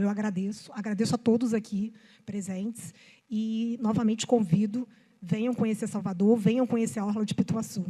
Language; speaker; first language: Portuguese; native; Portuguese